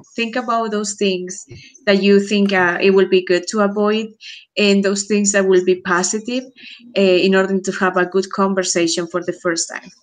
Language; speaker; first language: English; non-native, fluent; Spanish